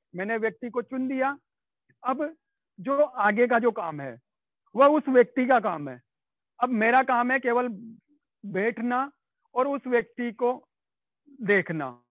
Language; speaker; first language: Hindi; native; Hindi